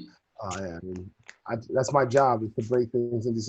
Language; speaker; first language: English; native; English